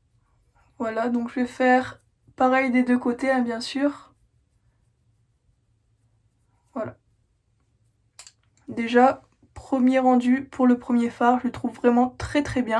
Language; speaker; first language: French; native; French